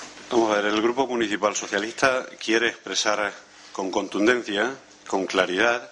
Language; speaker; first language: Spanish; native; Spanish